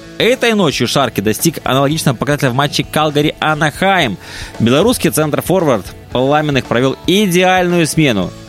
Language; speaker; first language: Russian; native; Russian